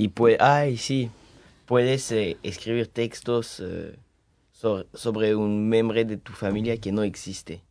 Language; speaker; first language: Spanish; early bilingual, heritage; French